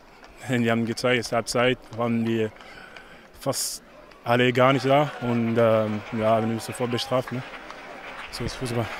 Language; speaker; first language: German; non-native, fluent; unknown